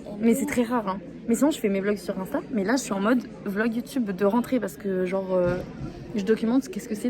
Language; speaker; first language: French; native; French